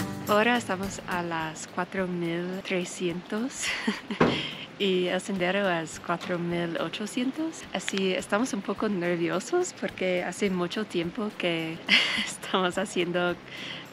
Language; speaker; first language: Spanish; non-native, learner; English